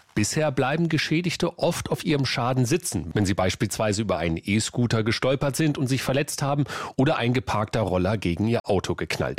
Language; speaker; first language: German; native; German